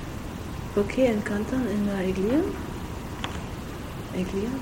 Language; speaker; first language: Spanish; non-native, learner; German